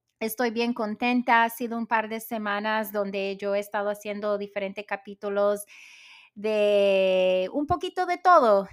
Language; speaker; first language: Spanish; early bilingual, heritage; Spanish